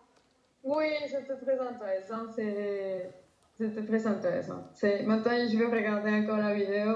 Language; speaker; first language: French; non-native, fluent; Spanish